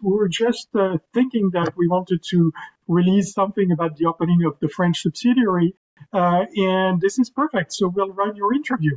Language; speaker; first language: English; non-native, fluent; French